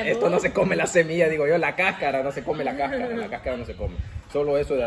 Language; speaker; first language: Spanish; native; Spanish